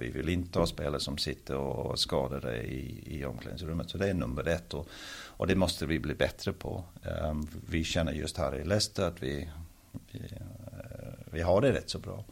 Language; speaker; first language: Swedish; early bilingual, heritage; Swedish